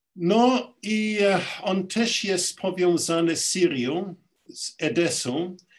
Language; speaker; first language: Polish; early bilingual, heritage; Polish